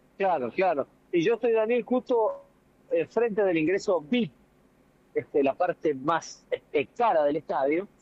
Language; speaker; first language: Spanish; native; Spanish